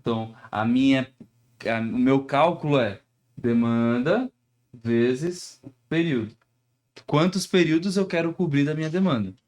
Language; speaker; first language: Portuguese; native; Portuguese